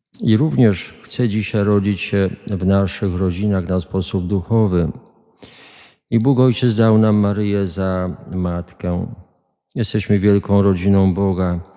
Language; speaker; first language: Polish; native; Polish